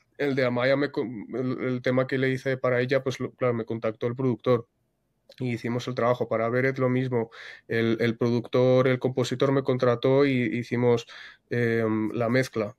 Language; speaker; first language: Spanish; non-native, fluent; Russian